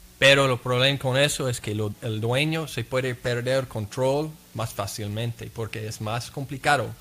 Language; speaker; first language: Spanish; non-native, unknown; English